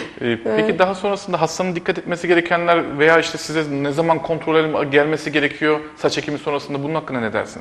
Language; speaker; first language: Turkish; native; Turkish